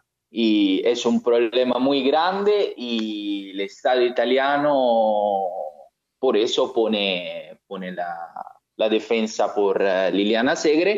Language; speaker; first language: Spanish; non-native, learner; Italian